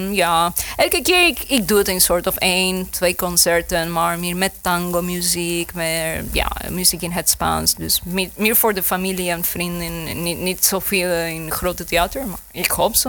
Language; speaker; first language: Dutch; non-native, learner; Spanish